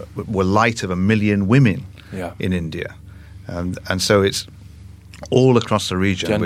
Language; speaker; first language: English; native; English